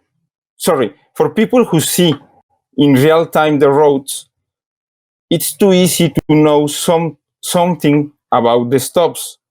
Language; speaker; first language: English; non-native, learner; Spanish